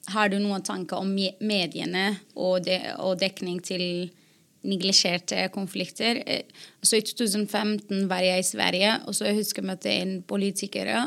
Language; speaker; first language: Norwegian; non-native, fluent; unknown